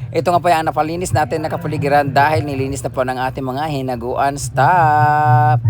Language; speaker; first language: Filipino; non-native, local second language; Cebuano